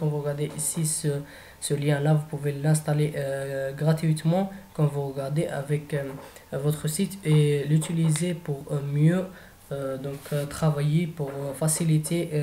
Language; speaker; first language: French; non-native, fluent; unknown